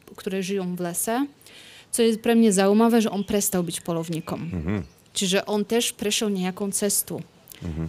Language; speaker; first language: Slovak; non-native, learner; Polish